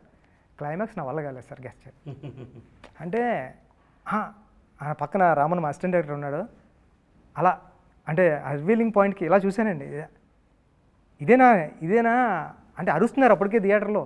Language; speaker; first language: Telugu; native; Telugu